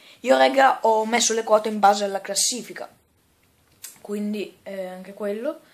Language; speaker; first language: Italian; native; Italian